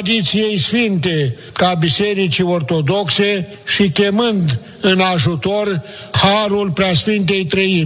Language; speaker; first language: Romanian; native; Romanian